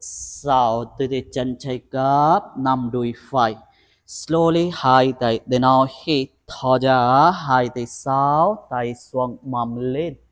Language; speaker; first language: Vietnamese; non-native, learner; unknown